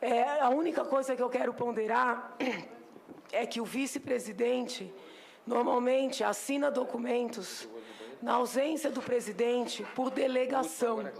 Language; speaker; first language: Portuguese; native; Portuguese